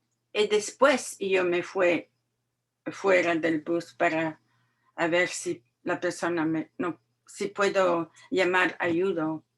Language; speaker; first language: Spanish; non-native, learner; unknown